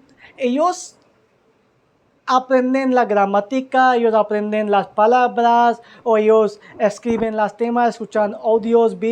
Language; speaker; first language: Spanish; non-native, learner; Hindi